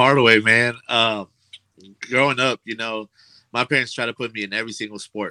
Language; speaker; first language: English; native; English